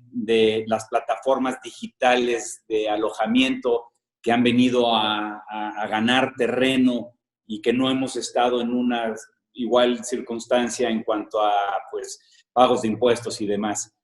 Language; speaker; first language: Spanish; native; Spanish